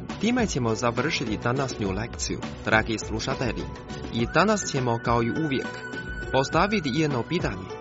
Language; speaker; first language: Croatian; non-native, fluent; Chinese